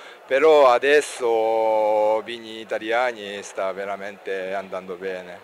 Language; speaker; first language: Italian; non-native, learner; Japanese